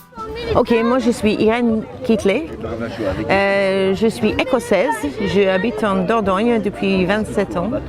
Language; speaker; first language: French; non-native, fluent; English